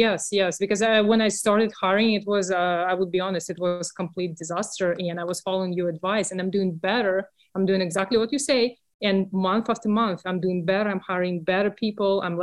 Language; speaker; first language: English; non-native, fluent; Russian